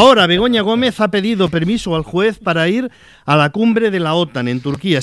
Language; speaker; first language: Spanish; native; Spanish